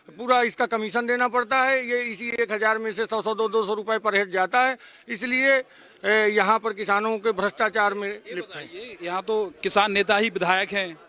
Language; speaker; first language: Hindi; native; Hindi